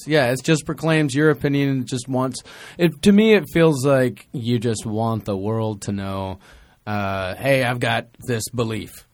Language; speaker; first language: English; native; English